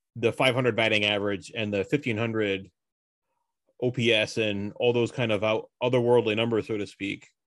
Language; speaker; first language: English; early bilingual, other home language; Spanish